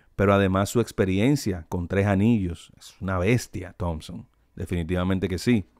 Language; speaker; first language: Spanish; native; Spanish